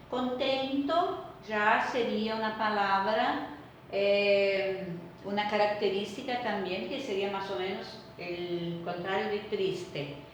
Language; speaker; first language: Spanish; non-native, fluent; Portuguese